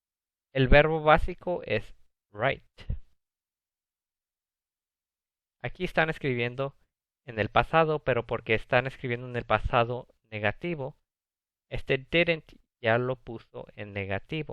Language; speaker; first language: Spanish; early bilingual, other home language; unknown